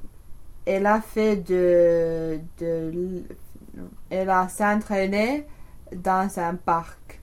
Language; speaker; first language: French; non-native, learner; English